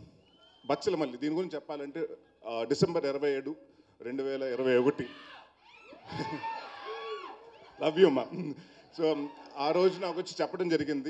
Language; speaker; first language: Telugu; native; Telugu